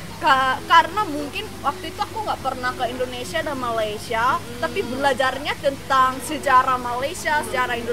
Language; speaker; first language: Indonesian; non-native, fluent; Korean